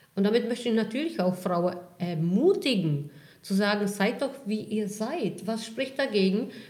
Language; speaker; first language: German; non-native, fluent; Czech